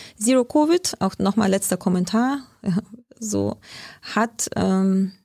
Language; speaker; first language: German; early bilingual, other home language; Lithuanian